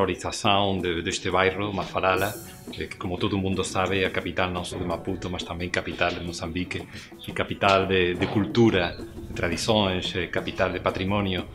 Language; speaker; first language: Portuguese; non-native, fluent; Spanish